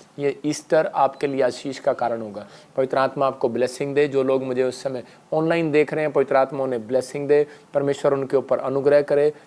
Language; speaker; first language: Hindi; non-native, local second language; Punjabi